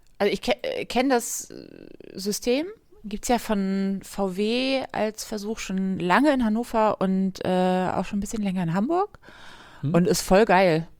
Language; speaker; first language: German; native; German